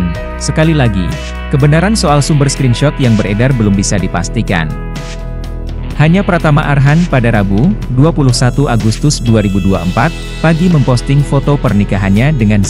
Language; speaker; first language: Indonesian; native; Indonesian